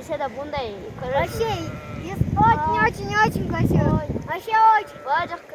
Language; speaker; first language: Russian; early bilingual, other home language; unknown